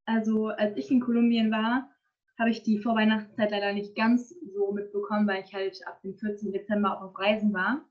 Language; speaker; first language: German; native; German